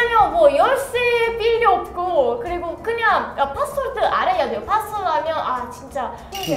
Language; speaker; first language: Korean; non-native, learner; Italian